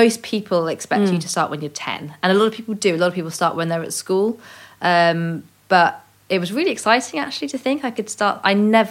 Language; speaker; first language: English; native; English